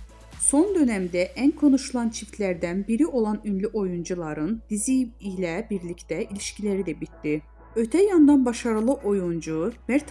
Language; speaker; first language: Turkish; native; Turkish